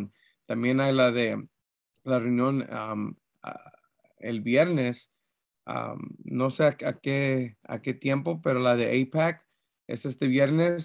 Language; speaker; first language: Spanish; early bilingual, heritage; Spanish